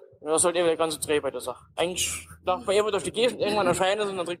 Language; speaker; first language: German; native; German